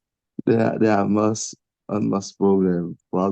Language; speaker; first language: English; non-native, learner; Haitian Creole